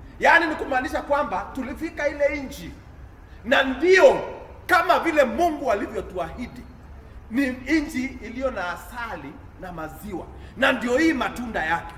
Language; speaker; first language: Swahili; non-native, local second language; Kalenjin